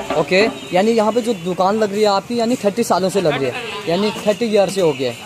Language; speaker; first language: Hindi; native; Hindi